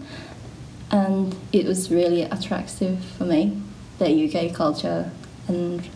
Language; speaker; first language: English; non-native, learner; Japanese